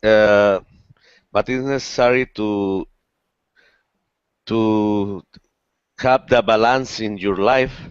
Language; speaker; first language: English; non-native, learner; Spanish